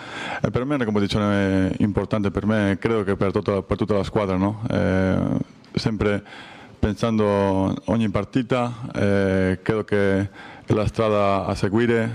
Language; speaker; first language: Italian; non-native, learner; Spanish